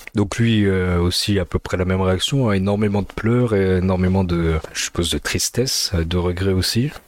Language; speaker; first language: French; early bilingual, other home language; Amharic